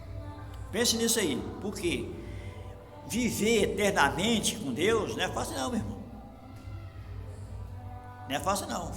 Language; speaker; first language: Portuguese; native; Portuguese